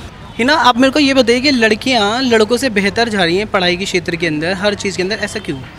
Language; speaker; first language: Hindi; native; Hindi